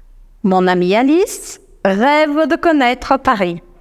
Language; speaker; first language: French; non-native, fluent; Spanish